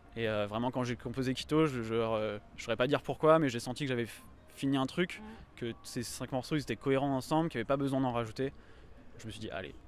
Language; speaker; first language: French; native; French